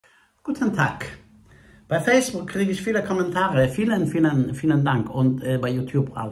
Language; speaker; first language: German; non-native, fluent; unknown